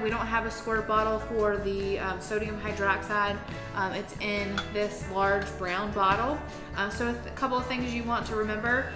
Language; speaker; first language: English; native; English